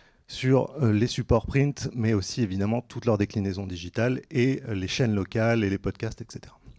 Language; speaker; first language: French; native; French